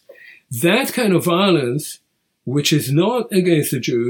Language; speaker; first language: English; non-native, fluent; Hebrew